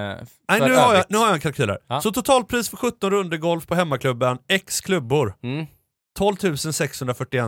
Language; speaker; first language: Swedish; native; Swedish